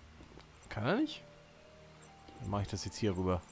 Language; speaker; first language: German; native; German